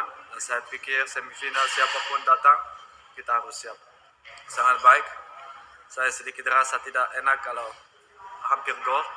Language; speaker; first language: Indonesian; non-native, fluent; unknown